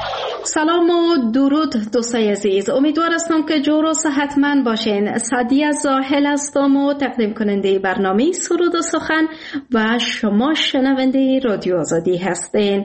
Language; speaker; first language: Persian; native; Persian